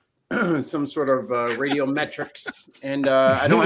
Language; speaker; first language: English; native; English